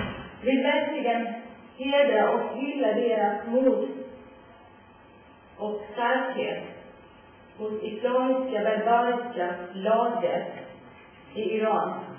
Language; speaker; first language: Swedish; non-native, learner; Persian